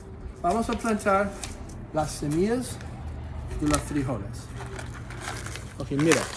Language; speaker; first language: Spanish; non-native, learner; English